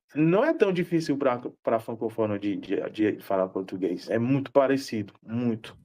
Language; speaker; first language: Portuguese; non-native, fluent; Haitian Creole